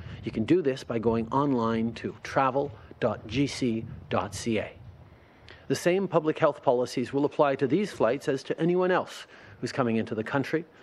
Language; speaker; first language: English; early bilingual, other home language; French